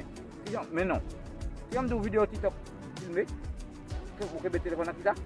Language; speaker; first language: French; non-native, learner; Haitian Creole